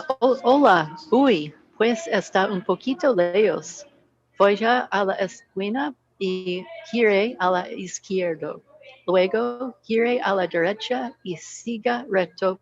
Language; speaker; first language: Spanish; non-native, learner; English